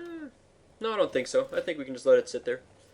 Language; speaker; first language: English; native; English